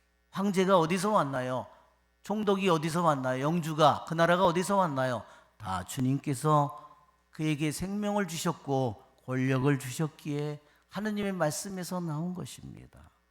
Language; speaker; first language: Korean; native; Korean